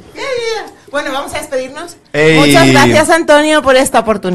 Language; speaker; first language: Spanish; native; Spanish